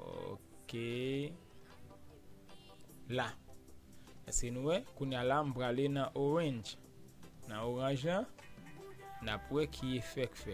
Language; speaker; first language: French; non-native, learner; Haitian Creole